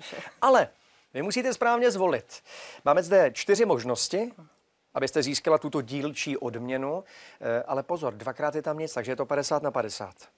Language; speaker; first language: Czech; native; Czech